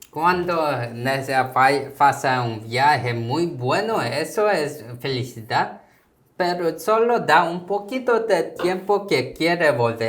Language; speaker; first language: Spanish; non-native, fluent; Korean